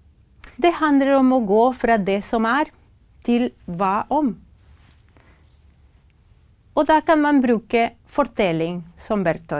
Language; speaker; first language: Norwegian; non-native, fluent; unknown